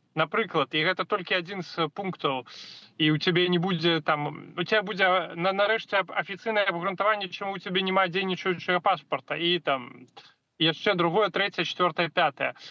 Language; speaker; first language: Belarusian; non-native, local second language; Russian